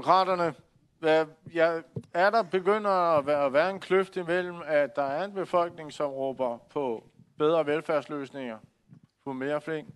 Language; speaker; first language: Danish; native; Danish